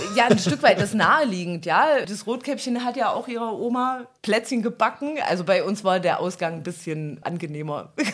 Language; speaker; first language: German; native; German